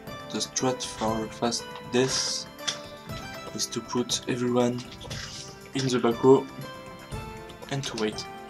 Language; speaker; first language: English; non-native, learner; French